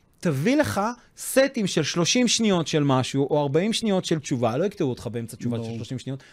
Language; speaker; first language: Hebrew; non-native, fluent; English